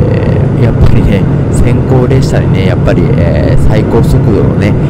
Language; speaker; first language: Japanese; native; Japanese